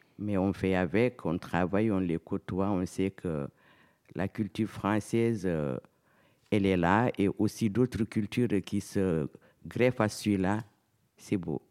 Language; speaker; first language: French; non-native, local second language; Fula